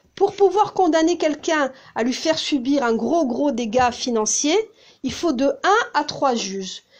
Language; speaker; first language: French; early bilingual, heritage; Hebrew